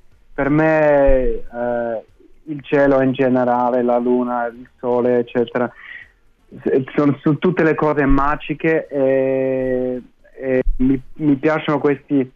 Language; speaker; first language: Italian; non-native, fluent; German